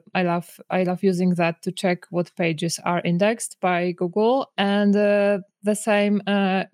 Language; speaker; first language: English; non-native, fluent; Polish